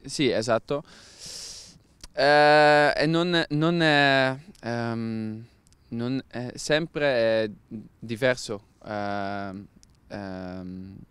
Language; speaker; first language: Italian; non-native, learner; Dutch